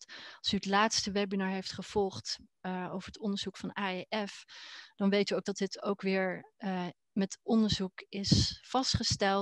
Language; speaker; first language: Dutch; native; Dutch